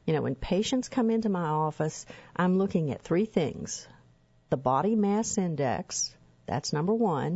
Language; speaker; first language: English; native; English